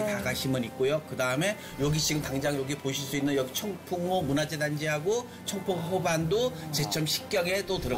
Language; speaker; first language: Korean; native; Korean